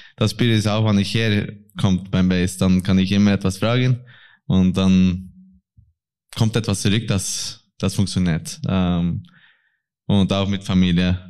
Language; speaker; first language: German; non-native, fluent; Norwegian